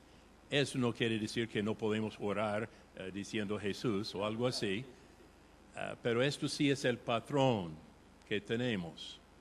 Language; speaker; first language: Spanish; non-native, fluent; English